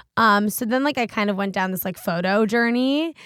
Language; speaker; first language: English; native; English